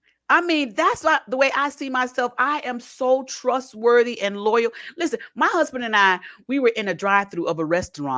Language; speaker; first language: English; native; English